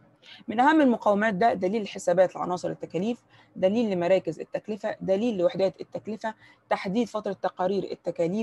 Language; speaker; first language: Arabic; native; Arabic